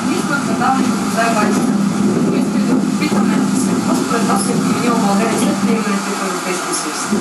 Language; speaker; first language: Bulgarian; native; Bulgarian